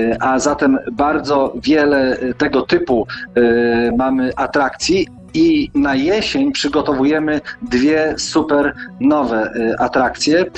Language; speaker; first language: Polish; native; Polish